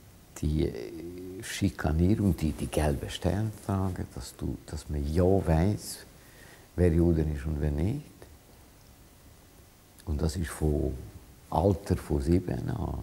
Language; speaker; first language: German; non-native, fluent; Hungarian